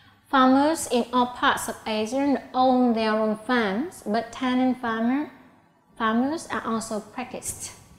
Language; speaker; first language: English; non-native, fluent; Vietnamese